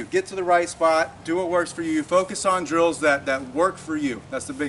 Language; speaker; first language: English; native; English